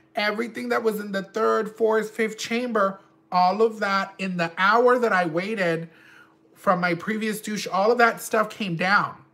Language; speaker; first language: English; early bilingual, other home language; Spanish